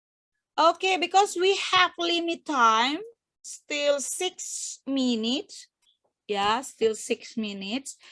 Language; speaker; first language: English; non-native, fluent; Indonesian